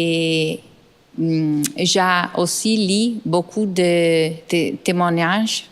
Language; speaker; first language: French; non-native, fluent; Italian